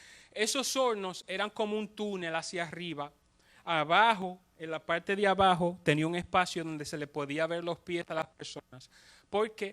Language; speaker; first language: Spanish; native; Spanish